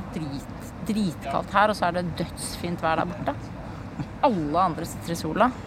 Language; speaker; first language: Norwegian; native; Norwegian